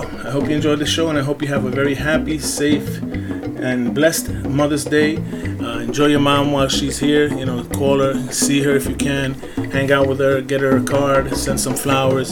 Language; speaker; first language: English; early bilingual, other home language; Spanish